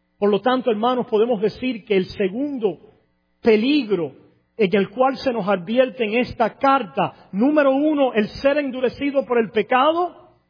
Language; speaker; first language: Spanish; native; Spanish